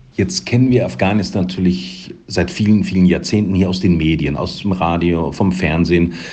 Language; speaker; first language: German; native; German